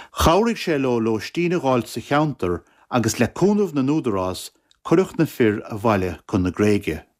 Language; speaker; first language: Irish; native; Irish